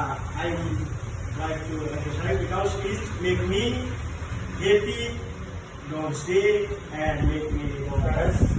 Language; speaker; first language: English; non-native, learner; Tetum